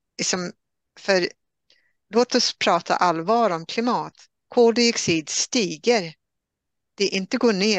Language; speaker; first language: Swedish; non-native, fluent; English